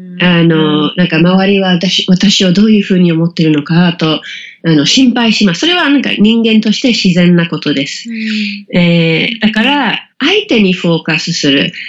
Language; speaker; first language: Japanese; non-native, fluent; English